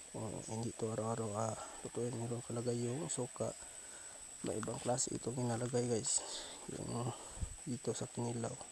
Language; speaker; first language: Filipino; non-native, local second language; Cebuano